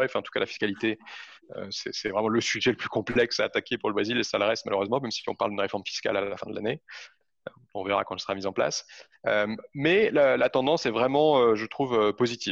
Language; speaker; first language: French; native; French